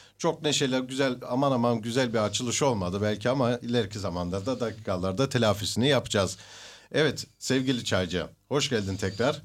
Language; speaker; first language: Turkish; early bilingual, heritage; Turkish